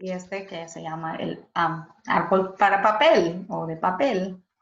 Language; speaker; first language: Spanish; early bilingual, heritage; Spanish